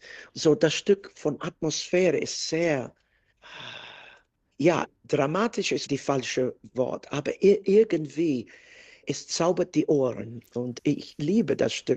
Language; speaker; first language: German; non-native, fluent; English